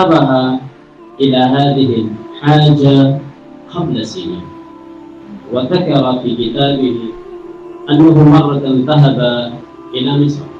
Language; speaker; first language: Arabic; non-native, fluent; Urdu